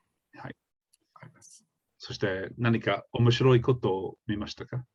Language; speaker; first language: Japanese; non-native, fluent; English